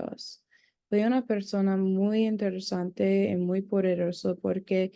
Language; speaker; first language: Spanish; non-native, learner; English